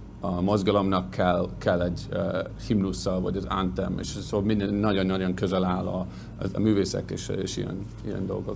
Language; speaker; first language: Hungarian; non-native, learner; English